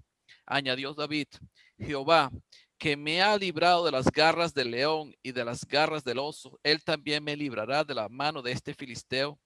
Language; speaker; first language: Spanish; native; Spanish